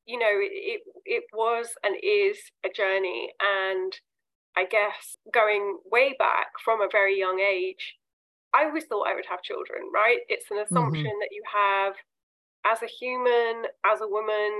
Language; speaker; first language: English; native; English